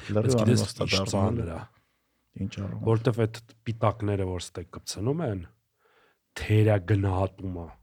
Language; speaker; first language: Armenian; native; Armenian